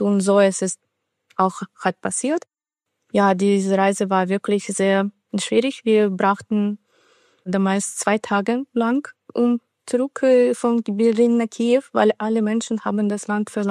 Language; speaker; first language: German; non-native, fluent; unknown